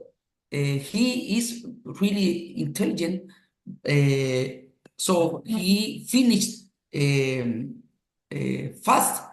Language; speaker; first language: English; non-native, learner; Spanish